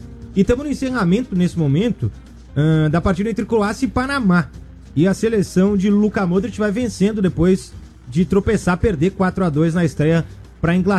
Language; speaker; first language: Portuguese; native; Portuguese